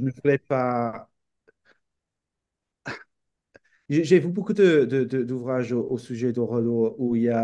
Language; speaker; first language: French; non-native, fluent; English